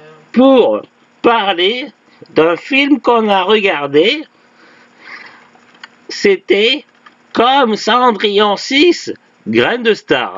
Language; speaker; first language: French; native; French